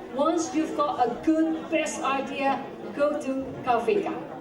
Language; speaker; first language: English; non-native, fluent; Indonesian